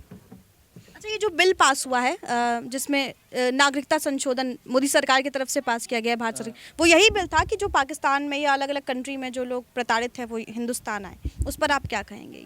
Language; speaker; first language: Hindi; native; Hindi